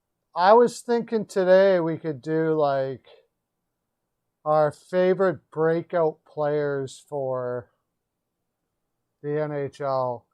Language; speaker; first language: English; native; English